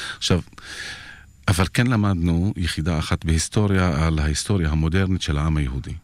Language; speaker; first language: Hebrew; non-native, local second language; Arabic